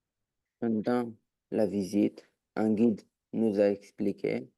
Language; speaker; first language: French; non-native, learner; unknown